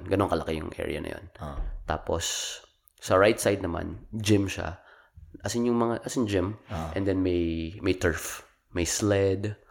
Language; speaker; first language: Filipino; native; Filipino